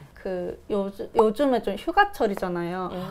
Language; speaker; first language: Korean; native; Korean